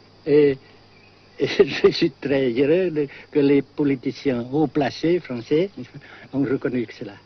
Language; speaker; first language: French; non-native, local second language; Vietnamese